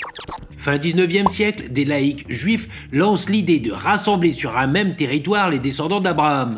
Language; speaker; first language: French; native; French